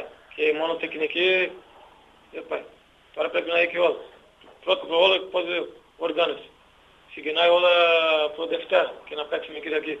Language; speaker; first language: Greek; non-native, learner; Portuguese